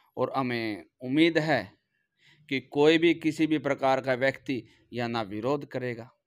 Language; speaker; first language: Hindi; native; Hindi